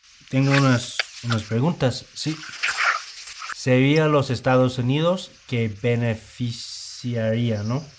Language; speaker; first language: Spanish; non-native, fluent; English